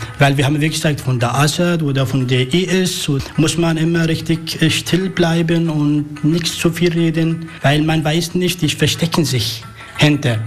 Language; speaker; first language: German; non-native, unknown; Arabic